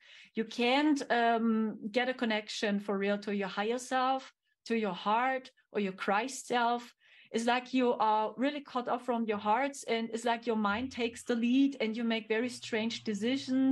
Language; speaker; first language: English; non-native, fluent; German